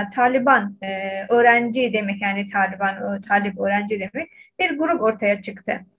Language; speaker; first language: Turkish; non-native, fluent; Persian